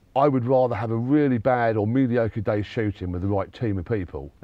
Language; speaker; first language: English; native; English